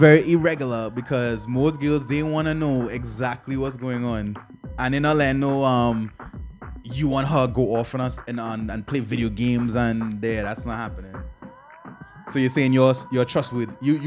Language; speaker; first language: English; native; English